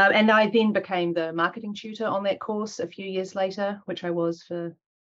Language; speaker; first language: English; native; English